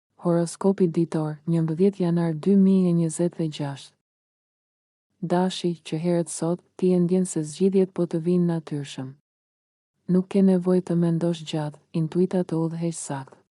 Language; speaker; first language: Albanian; native; Albanian